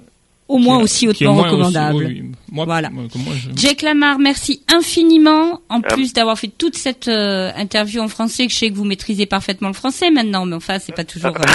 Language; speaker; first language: French; native; French